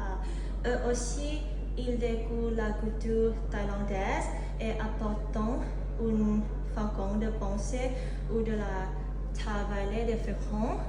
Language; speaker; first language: French; non-native, learner; Thai